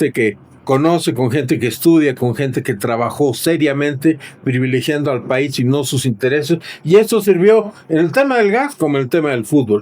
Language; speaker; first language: Spanish; native; Spanish